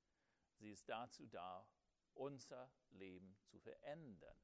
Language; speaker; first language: German; non-native, fluent; English